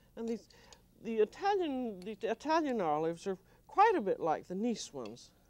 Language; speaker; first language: English; native; English